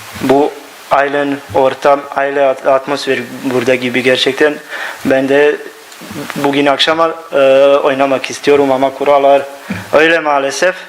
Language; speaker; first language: Turkish; non-native, learner; Bosnian